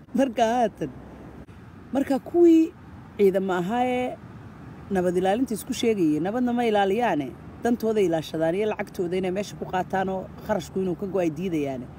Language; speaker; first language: Somali; native; Somali